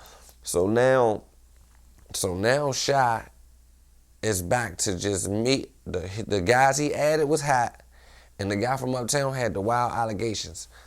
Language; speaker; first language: English; native; English